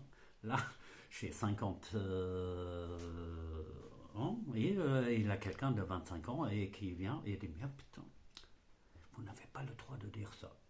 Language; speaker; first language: French; non-native, fluent; German